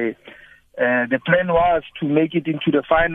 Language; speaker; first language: English; non-native, local second language; Tswana